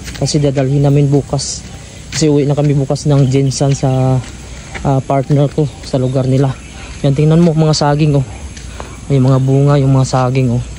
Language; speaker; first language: Filipino; non-native, local second language; Cebuano